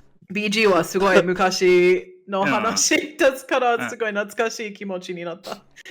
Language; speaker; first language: Japanese; non-native, fluent; English